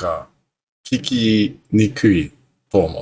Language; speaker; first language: Japanese; non-native, learner; English